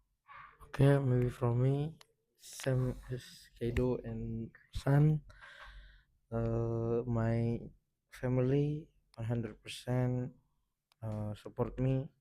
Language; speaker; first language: English; non-native, learner; Indonesian